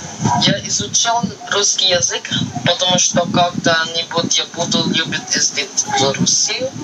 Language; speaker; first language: Russian; non-native, learner; Filipino